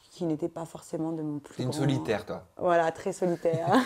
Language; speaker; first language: French; native; French